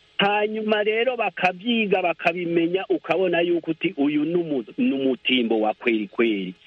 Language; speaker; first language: Rundi; native; Rundi